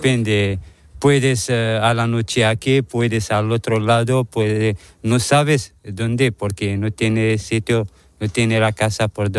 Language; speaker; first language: Spanish; non-native, learner; Arabic